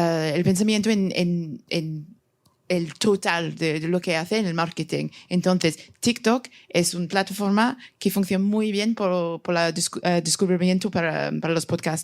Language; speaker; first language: Spanish; non-native, fluent; English